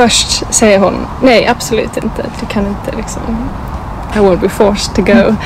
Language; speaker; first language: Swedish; non-native, fluent; English